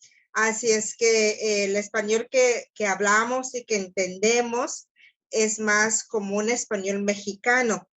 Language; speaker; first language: Spanish; non-native, local second language; English